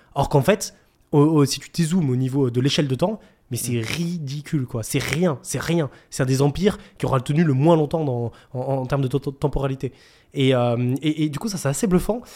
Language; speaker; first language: French; native; French